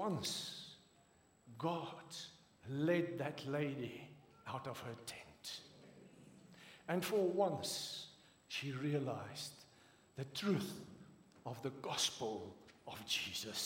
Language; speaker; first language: English; non-native, local second language; Afrikaans